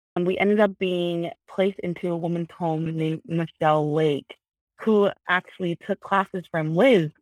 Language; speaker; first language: English; early bilingual, other home language; Vietnamese